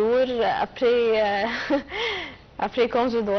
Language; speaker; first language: French; non-native, learner; Arabic